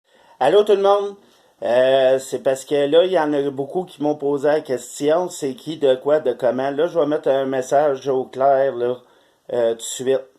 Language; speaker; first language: French; native; French